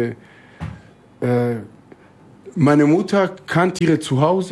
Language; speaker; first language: German; non-native, fluent; Swahili